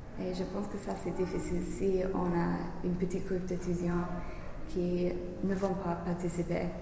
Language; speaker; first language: French; non-native, learner; English